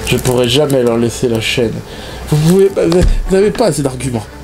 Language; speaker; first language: French; native; French